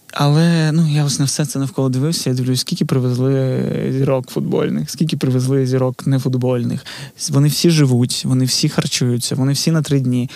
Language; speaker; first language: Ukrainian; non-native, local second language; Russian